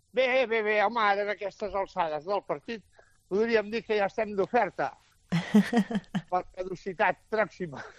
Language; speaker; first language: Catalan; native; Catalan